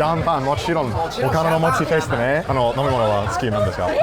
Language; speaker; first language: Japanese; non-native, learner; English